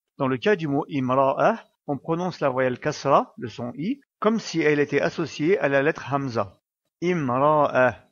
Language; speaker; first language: French; native; French